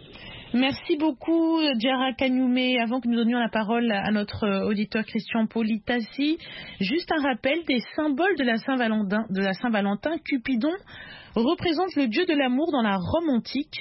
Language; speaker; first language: French; native; French